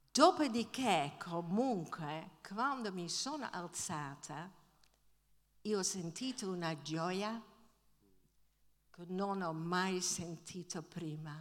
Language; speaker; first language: Italian; non-native, fluent; Dutch